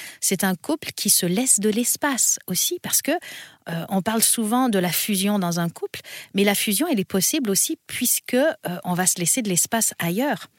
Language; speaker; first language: French; native; French